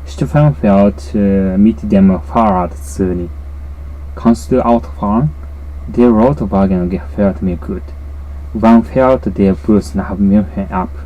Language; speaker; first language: German; non-native, learner; Japanese